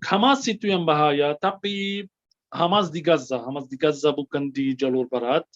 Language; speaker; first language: Indonesian; non-native, fluent; Arabic